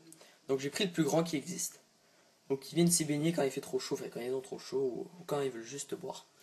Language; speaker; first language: French; native; French